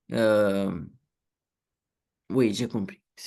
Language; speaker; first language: French; non-native, learner; Romanian